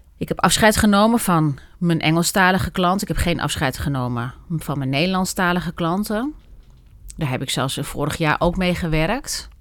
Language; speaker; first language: Dutch; native; Dutch